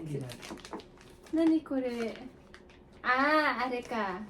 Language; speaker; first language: Japanese; non-native, fluent; Filipino